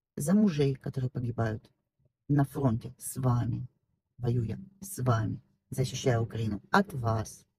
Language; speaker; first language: Russian; native; Russian